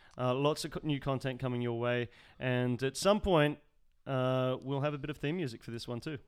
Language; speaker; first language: English; native; English